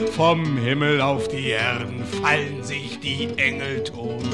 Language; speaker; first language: German; native; German